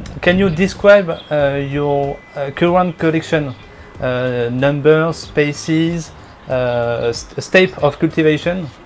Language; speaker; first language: English; non-native, learner; French